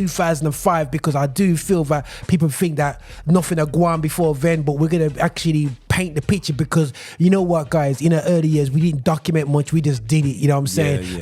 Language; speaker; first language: English; native; English